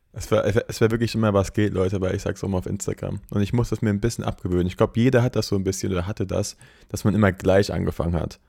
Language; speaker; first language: German; native; German